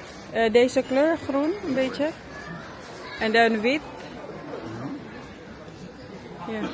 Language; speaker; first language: Dutch; non-native, learner; Cebuano